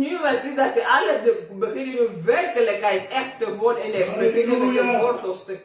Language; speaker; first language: Dutch; non-native, learner; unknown